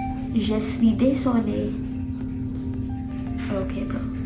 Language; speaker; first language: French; non-native, learner; English